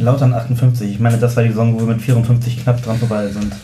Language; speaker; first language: German; native; German